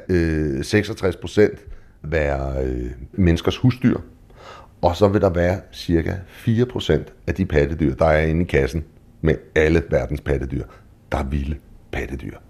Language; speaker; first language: Danish; native; Danish